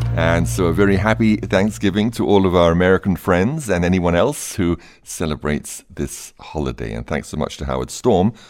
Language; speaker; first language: English; native; English